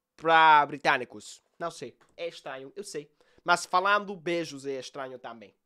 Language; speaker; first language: Portuguese; non-native, learner; English